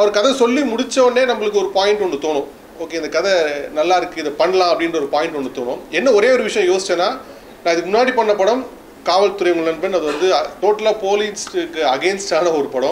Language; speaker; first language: Tamil; native; Tamil